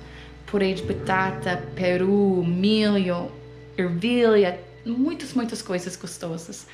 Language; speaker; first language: Portuguese; non-native, learner; English